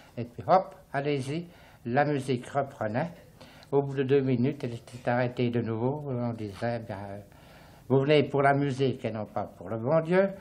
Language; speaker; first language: French; native; French